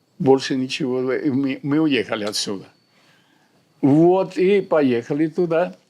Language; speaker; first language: Russian; non-native, fluent; Spanish